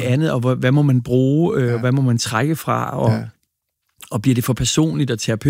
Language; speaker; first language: Danish; native; Danish